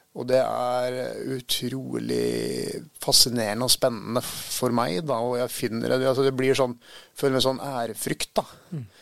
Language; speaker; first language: Norwegian; early bilingual, other home language; Swedish